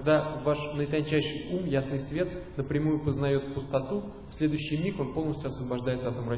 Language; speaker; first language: Russian; native; Russian